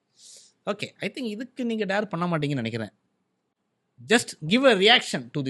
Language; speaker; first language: Tamil; native; Tamil